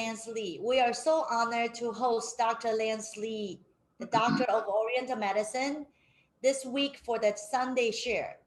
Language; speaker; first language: English; non-native, fluent; Chinese